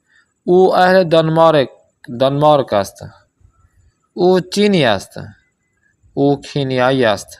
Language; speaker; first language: Persian; non-native, fluent; Urdu